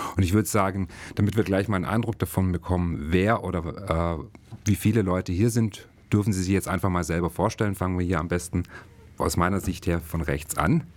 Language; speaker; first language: German; native; German